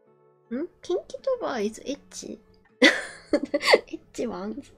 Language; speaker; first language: English; non-native, learner; Japanese